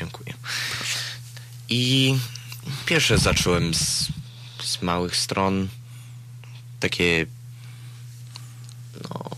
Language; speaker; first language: Polish; early bilingual, heritage; Polish